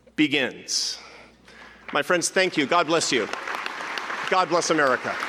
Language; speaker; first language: English; native; English